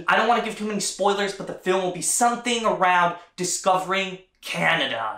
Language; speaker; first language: English; native; English